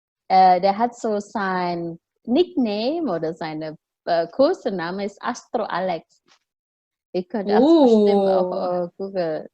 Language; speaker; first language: German; non-native, fluent; Indonesian